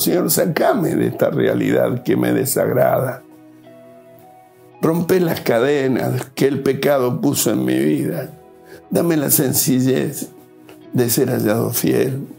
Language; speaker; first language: Spanish; native; Spanish